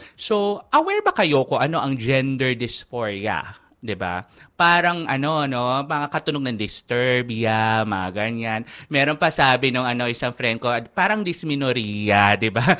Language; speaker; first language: Filipino; non-native, local second language; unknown